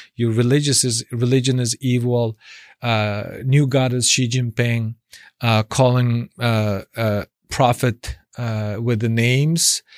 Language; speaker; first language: English; non-native, fluent; Chinese